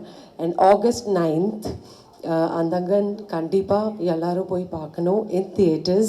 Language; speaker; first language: Tamil; non-native, fluent; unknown